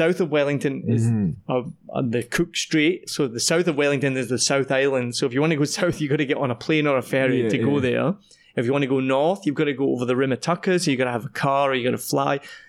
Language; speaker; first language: English; native; English